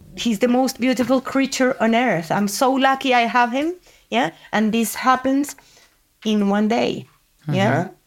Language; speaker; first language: English; non-native, fluent; Spanish